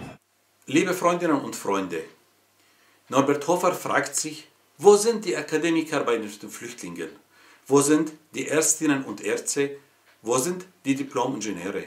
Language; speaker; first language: German; non-native, fluent; Arabic